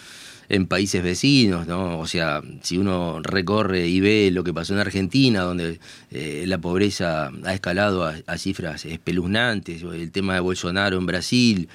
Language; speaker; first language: Spanish; native; Spanish